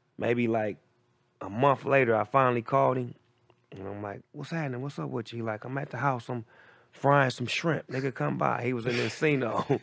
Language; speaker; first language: English; native; English